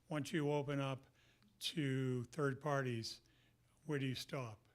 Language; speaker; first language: English; native; English